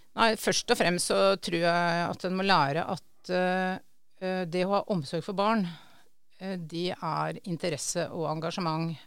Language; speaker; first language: Norwegian; native; Norwegian